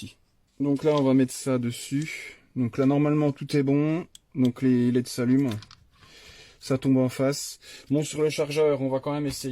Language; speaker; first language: French; native; French